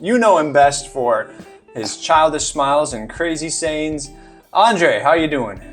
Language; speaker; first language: English; native; English